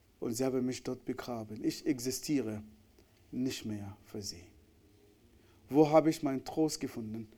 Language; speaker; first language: German; non-native, fluent; Arabic